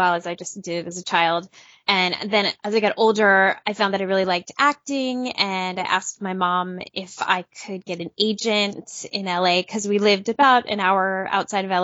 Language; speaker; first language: English; native; English